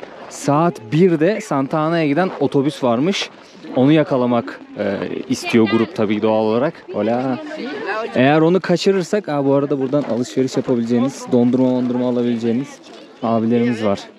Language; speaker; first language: Turkish; native; Turkish